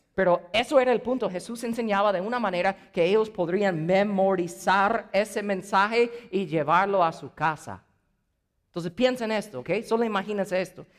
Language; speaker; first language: Spanish; non-native, fluent; English